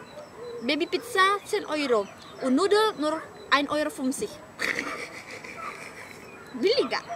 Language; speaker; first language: German; non-native, learner; Indonesian